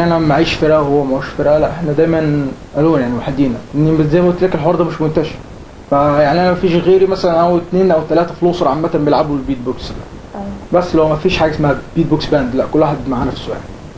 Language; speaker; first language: Arabic; native; Arabic